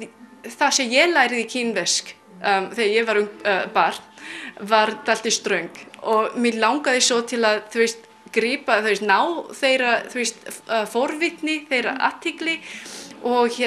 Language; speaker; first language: Icelandic; non-native, fluent; Chinese